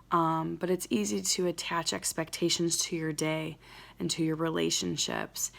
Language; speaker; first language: English; native; English